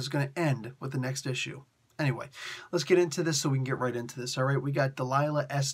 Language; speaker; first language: English; native; English